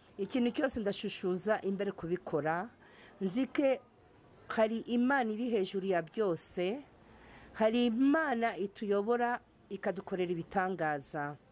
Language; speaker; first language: Kinyarwanda; early bilingual, heritage; Kinyarwanda